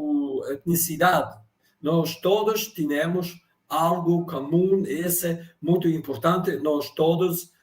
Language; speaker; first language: Portuguese; non-native, fluent; Russian